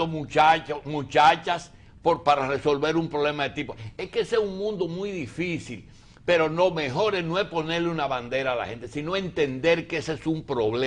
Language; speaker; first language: Spanish; native; Spanish